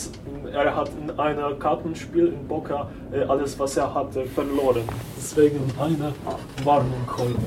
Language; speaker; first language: German; non-native, fluent; Polish